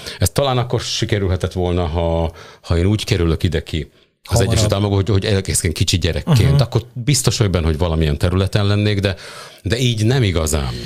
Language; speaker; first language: Hungarian; native; Hungarian